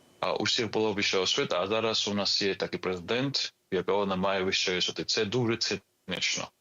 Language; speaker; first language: Ukrainian; non-native, fluent; Georgian